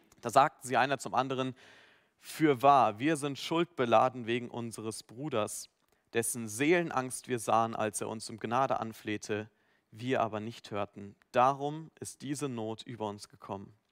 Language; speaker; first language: German; native; German